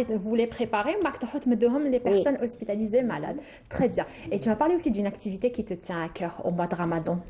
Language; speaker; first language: French; non-native, local second language; Arabic